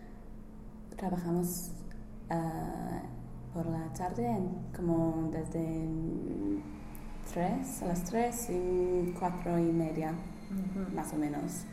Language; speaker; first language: Spanish; non-native, learner; English